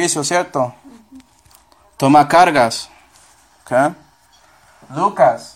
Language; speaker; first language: Spanish; non-native, fluent; English